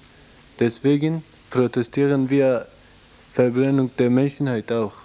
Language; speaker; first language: German; non-native, learner; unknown